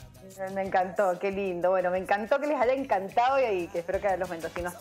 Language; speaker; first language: Spanish; native; Spanish